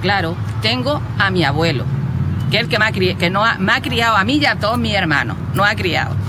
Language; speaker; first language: Spanish; native; Spanish